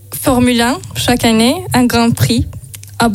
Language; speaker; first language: French; non-native, learner; Azerbaijani